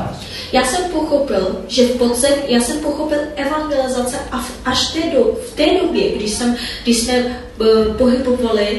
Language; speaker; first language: Czech; non-native, fluent; Korean